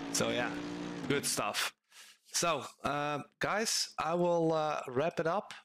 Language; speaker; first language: English; non-native, fluent; Dutch